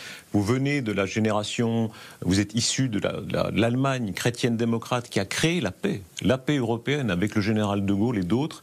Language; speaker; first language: French; native; French